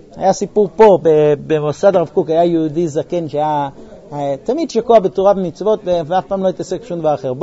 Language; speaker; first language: Hebrew; non-native, fluent; English